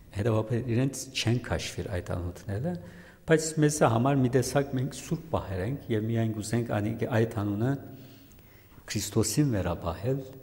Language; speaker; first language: Armenian; native; Armenian